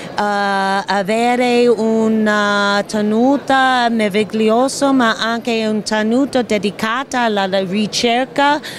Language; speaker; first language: Italian; non-native, learner; English